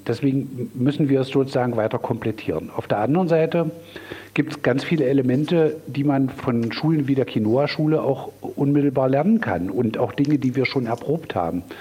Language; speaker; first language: German; native; German